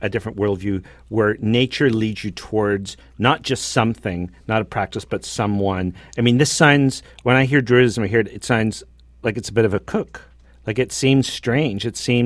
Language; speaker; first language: English; native; English